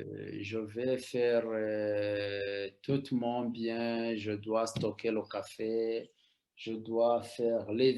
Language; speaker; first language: French; non-native, local second language; Rundi